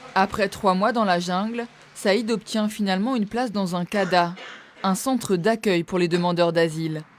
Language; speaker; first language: French; native; French